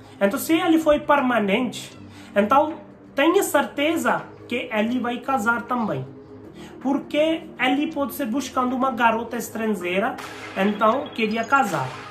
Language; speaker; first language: Portuguese; non-native, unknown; Hindi